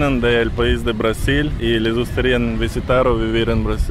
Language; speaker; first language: Spanish; non-native, fluent; Russian